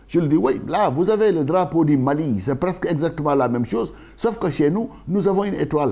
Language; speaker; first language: French; non-native, local second language; Wolof